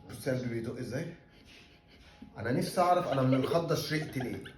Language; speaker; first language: Arabic; native; Arabic